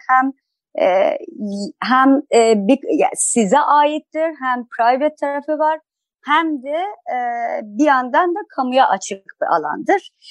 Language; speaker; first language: Turkish; non-native, fluent; Persian